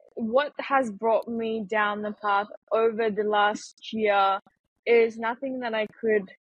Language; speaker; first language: English; native; English